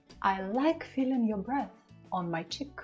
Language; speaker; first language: English; non-native, fluent; Russian